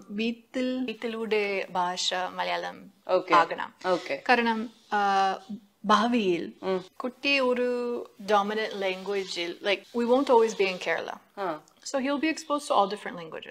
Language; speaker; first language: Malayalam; non-native, fluent; English